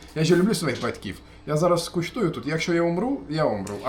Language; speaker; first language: Ukrainian; non-native, learner; Turkish